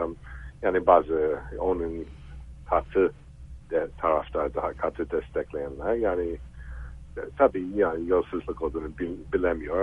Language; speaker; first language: Turkish; non-native, fluent; English